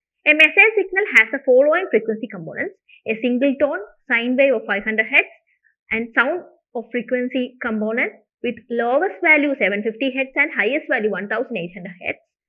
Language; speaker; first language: English; non-native, local second language; Malayalam